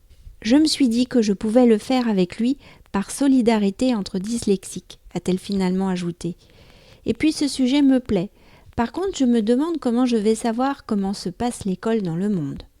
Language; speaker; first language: French; native; French